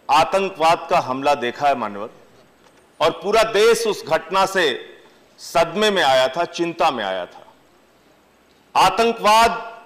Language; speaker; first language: Hindi; native; Hindi